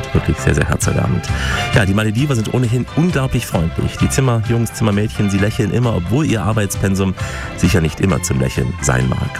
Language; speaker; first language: German; native; German